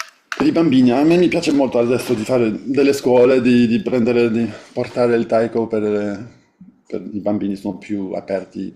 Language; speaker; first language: Italian; non-native, fluent; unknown